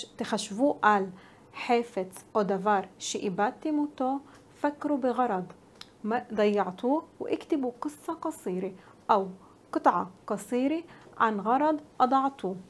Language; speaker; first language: Hebrew; non-native, local second language; Arabic